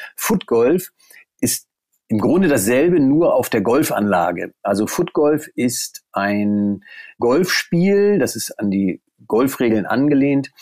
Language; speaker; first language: German; native; German